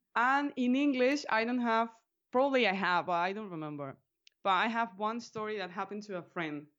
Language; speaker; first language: English; non-native, fluent; Spanish